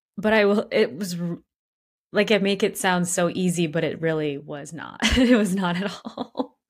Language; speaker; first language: English; native; English